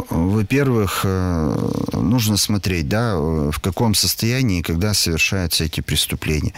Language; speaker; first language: Russian; native; Russian